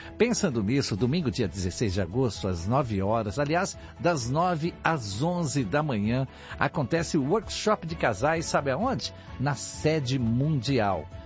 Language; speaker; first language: Portuguese; native; Portuguese